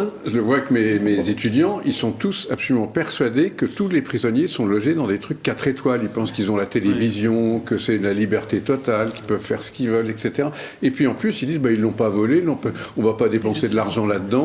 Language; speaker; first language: French; native; French